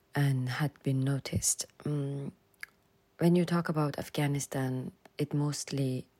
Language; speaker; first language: English; non-native, fluent; Persian